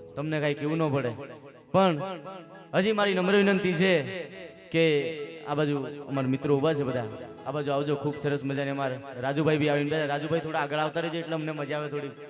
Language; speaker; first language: Gujarati; native; Gujarati